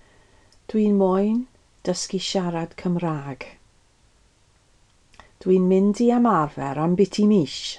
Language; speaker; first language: Welsh; non-native, learner; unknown